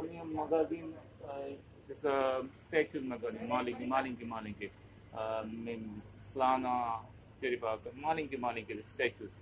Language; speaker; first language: Russian; non-native, learner; Konkani